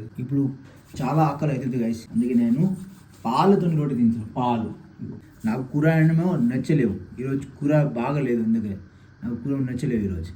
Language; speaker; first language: Telugu; non-native, learner; Hindi